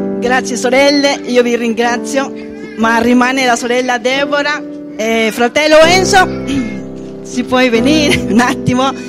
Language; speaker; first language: Italian; non-native, fluent; Spanish